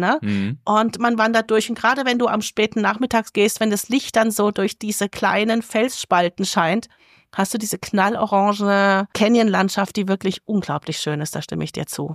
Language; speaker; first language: German; native; German